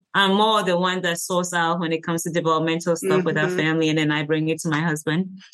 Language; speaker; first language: English; early bilingual, other home language; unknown